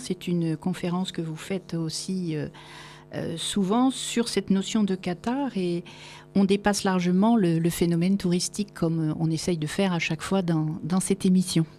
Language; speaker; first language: French; native; French